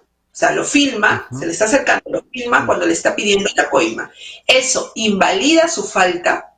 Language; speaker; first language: Spanish; native; Spanish